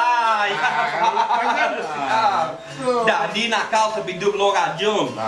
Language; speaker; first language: Indonesian; non-native, fluent; Spanish